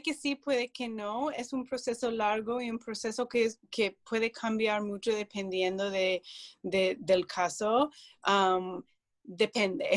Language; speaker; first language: Spanish; non-native, fluent; English